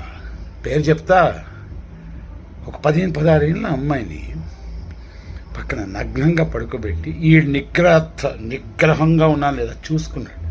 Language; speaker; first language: Telugu; native; Telugu